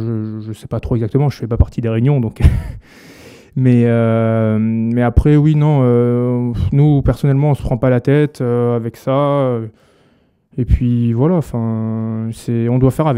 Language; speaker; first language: French; native; French